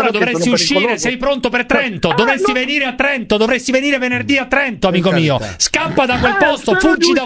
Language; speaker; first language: Italian; native; Italian